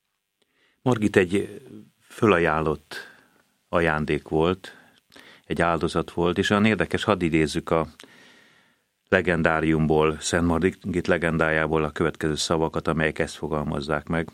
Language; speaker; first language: Hungarian; native; Hungarian